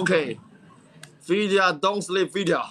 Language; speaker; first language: English; non-native, learner; Chinese